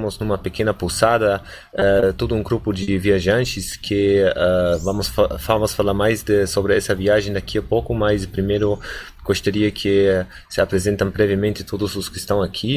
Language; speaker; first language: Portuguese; non-native, fluent; German